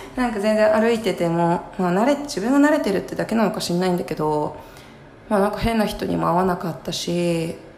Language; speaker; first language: Japanese; native; Japanese